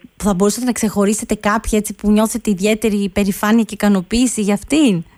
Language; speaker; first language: Greek; native; Greek